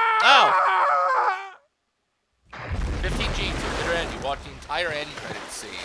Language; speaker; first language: English; native; English